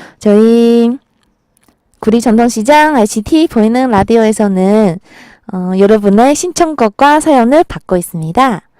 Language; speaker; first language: Korean; non-native, fluent; Chinese